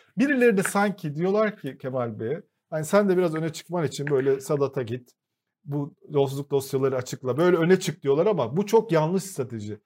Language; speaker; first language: Turkish; native; Turkish